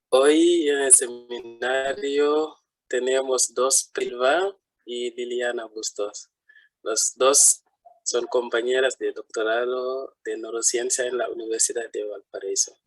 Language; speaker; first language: Spanish; non-native, fluent; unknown